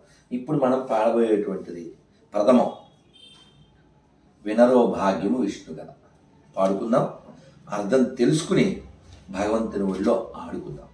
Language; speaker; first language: Telugu; native; Telugu